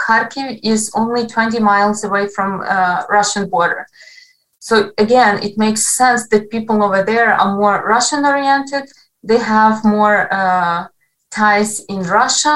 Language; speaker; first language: English; non-native, fluent; Ukrainian